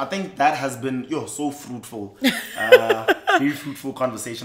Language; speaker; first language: English; non-native, local second language; Xhosa